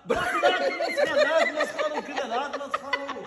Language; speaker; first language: Arabic; native; Arabic